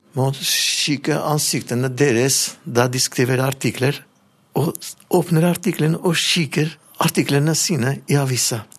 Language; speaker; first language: Norwegian; non-native, learner; Armenian